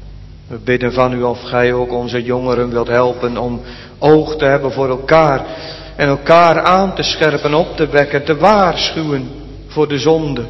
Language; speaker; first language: Dutch; native; Dutch